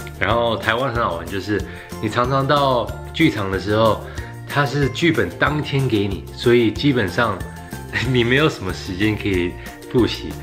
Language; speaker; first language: Chinese; early bilingual, heritage; Chinese